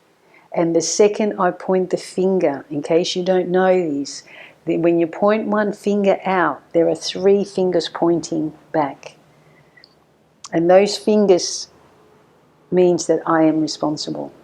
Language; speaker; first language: English; native; English